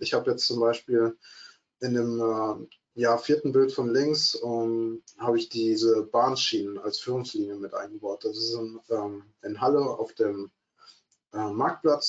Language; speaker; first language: German; native; German